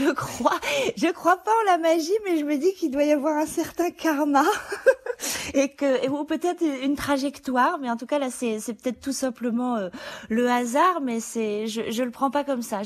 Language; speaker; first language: French; native; French